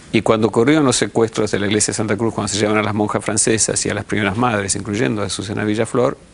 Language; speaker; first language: Spanish; early bilingual, heritage; Spanish